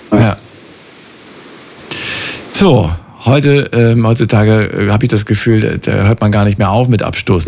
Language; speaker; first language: German; native; German